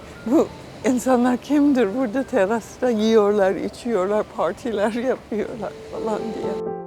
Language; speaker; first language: Turkish; non-native, fluent; English